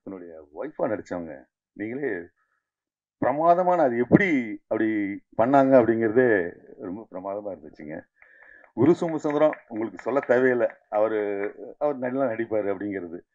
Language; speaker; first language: Tamil; native; Tamil